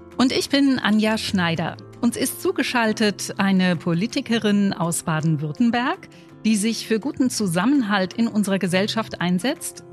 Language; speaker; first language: German; native; German